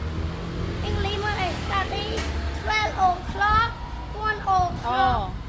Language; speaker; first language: English; non-native, learner; Khmer